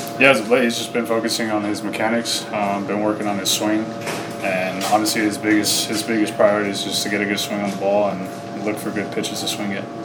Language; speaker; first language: English; early bilingual, other home language; Spanish